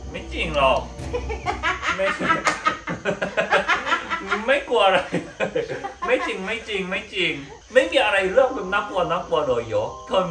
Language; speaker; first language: Thai; non-native, fluent; Korean